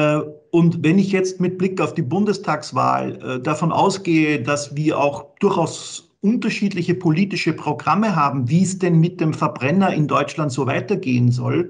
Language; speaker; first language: German; native; German